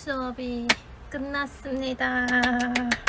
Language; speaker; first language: Korean; non-native, fluent; Chinese